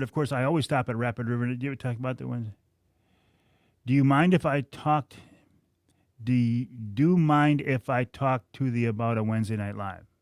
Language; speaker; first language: English; native; English